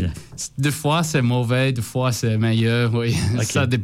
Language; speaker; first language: French; non-native, learner; English